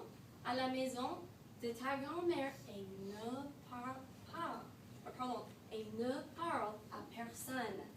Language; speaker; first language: French; non-native, fluent; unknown